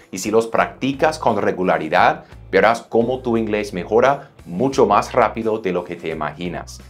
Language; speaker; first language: Spanish; non-native, fluent; English